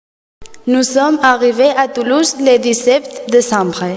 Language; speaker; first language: French; non-native, learner; Spanish